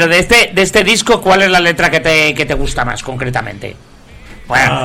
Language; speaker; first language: Spanish; native; Spanish